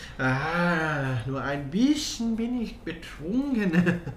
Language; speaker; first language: German; non-native, learner; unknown